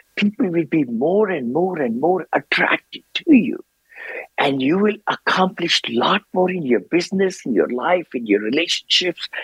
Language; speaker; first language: English; non-native, local second language; Hindi